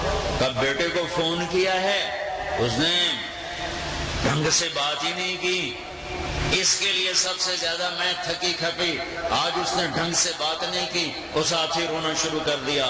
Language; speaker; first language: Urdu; non-native, local second language; Punjabi